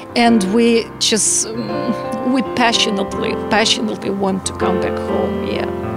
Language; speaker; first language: English; non-native, fluent; Ukrainian